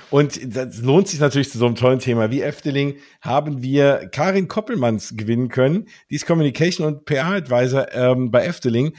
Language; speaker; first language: German; native; German